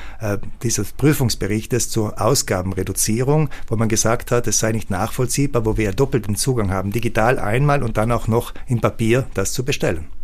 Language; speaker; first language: German; native; German